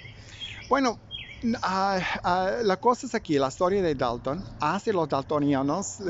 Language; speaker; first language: Spanish; non-native, fluent; English